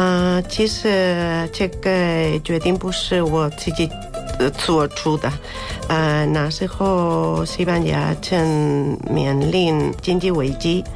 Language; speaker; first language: Chinese; non-native, fluent; Spanish